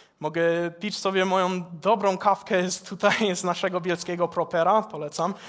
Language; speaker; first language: Polish; non-native, fluent; English